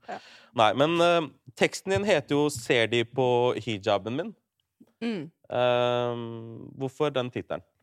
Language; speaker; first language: Norwegian; early bilingual, other home language; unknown